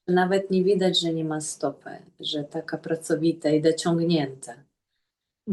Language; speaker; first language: Polish; non-native, fluent; Russian